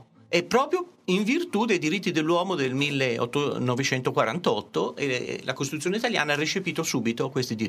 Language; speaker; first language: Italian; native; Italian